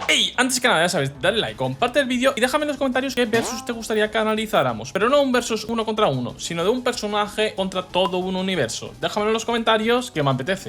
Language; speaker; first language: Spanish; native; Spanish